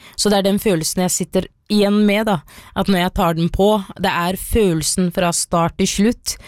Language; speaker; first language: Norwegian; early bilingual, other home language; Somali